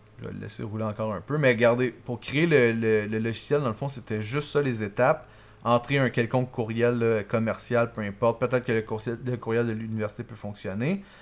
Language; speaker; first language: French; native; French